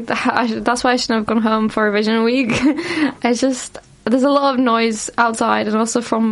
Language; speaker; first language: English; native; English